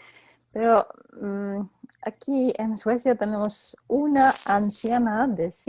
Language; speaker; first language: Spanish; non-native, fluent; Polish